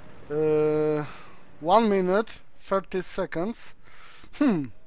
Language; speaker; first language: English; non-native, learner; Polish